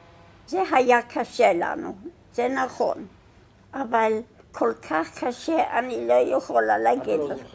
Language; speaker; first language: Hebrew; non-native, fluent; English